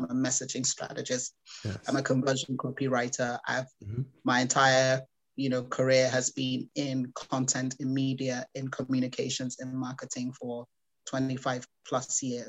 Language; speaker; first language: English; non-native, local second language; Igbo